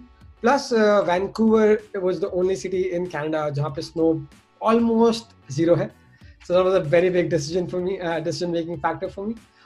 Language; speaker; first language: English; non-native, local second language; Hindi